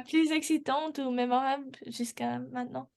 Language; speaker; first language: French; non-native, learner; English